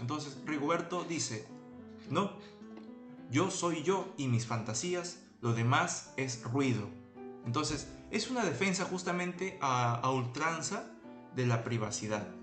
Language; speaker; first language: Spanish; native; Spanish